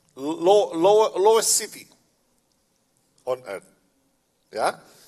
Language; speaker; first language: English; non-native, learner; Indonesian